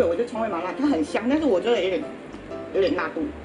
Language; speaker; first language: Chinese; native; Chinese